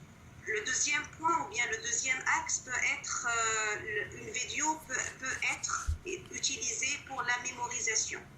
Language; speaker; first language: French; non-native, local second language; Arabic